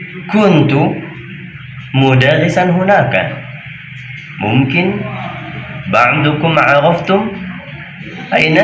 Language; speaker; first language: Arabic; non-native, fluent; Indonesian